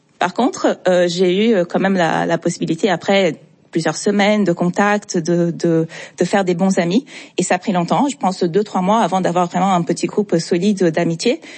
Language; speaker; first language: French; non-native, fluent; Portuguese